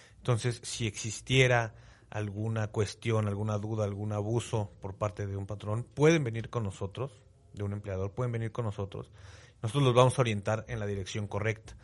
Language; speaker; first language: Spanish; native; Spanish